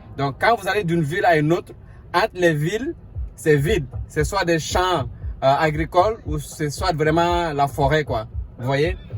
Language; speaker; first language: French; non-native, local second language; Wolof